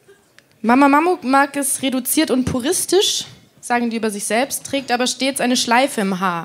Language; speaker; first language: German; native; German